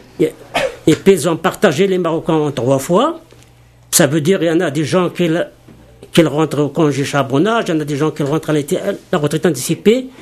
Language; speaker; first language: French; non-native, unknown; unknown